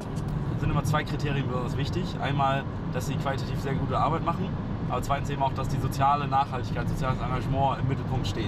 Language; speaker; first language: German; native; German